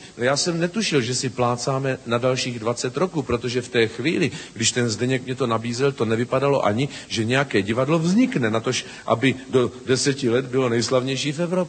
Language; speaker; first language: Czech; native; Czech